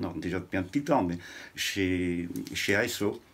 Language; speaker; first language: French; native; French